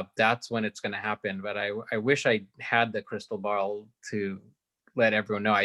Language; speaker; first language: English; native; English